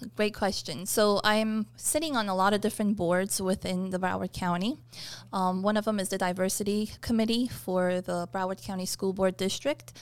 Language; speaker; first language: English; early bilingual, other home language; Persian